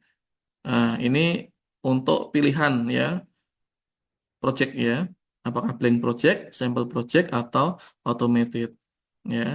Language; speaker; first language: Indonesian; native; Indonesian